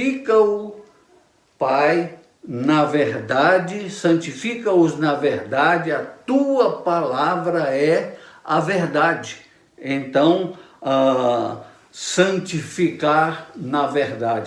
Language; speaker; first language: Portuguese; native; Portuguese